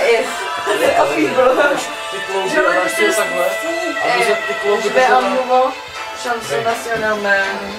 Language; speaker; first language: French; non-native, learner; Czech